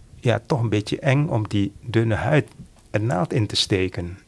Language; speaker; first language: Dutch; non-native, fluent; Malay